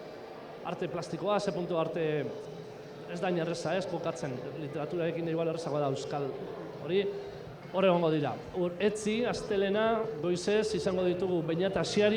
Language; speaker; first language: Basque; native; Basque